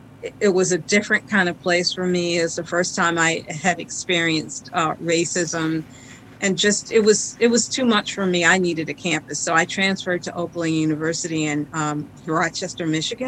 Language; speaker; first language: English; native; English